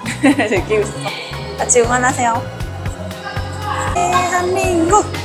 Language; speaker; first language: Korean; native; Korean